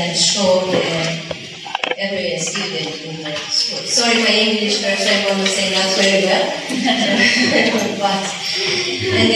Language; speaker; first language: English; non-native, learner; Persian